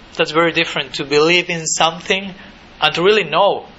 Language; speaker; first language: English; non-native, fluent; Spanish